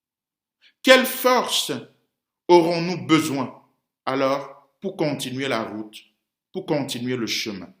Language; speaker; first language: French; native; French